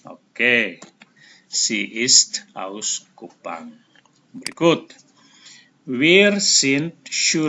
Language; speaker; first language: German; non-native, fluent; Indonesian